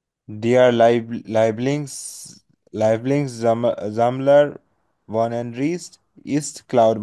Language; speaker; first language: German; non-native, learner; Bangla